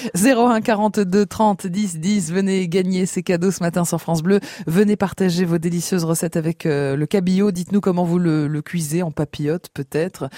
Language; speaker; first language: French; native; French